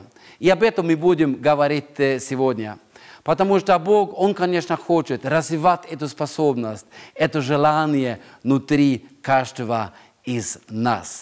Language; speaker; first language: Russian; non-native, fluent; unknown